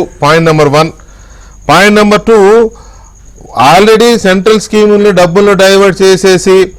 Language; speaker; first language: Telugu; native; Telugu